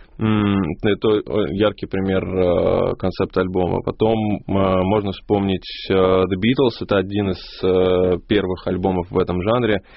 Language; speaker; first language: Russian; native; Russian